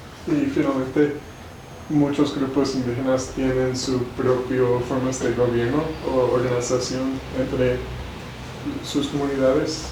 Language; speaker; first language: Spanish; non-native, learner; English